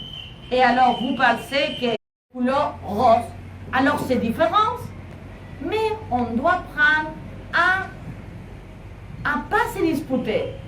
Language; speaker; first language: French; non-native, learner; Spanish